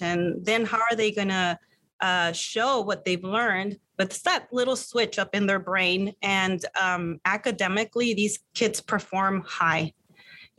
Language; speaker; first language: English; early bilingual, other home language; Spanish